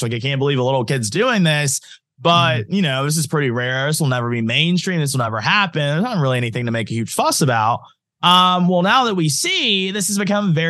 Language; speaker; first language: English; native; English